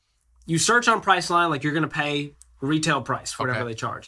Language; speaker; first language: English; native; English